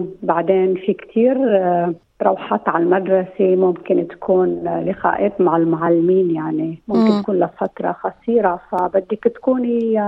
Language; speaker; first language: Arabic; native; Arabic